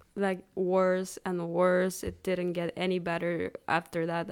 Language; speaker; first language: English; non-native, fluent; Chinese